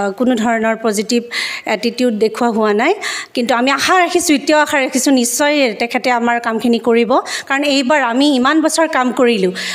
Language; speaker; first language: Assamese; native; Assamese